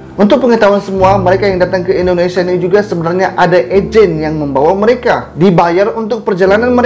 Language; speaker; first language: Malay; native; Malay